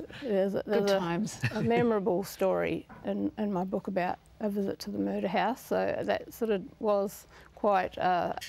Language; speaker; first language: English; native; English